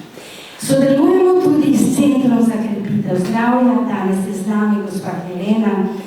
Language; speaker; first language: Slovenian; native; Slovenian